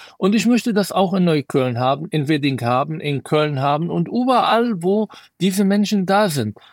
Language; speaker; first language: German; non-native, fluent; Arabic